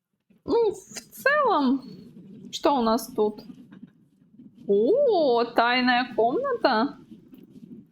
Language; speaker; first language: Russian; native; Russian